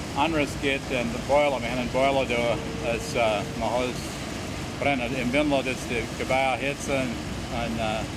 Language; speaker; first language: English; early bilingual, other home language; Pennsylvania German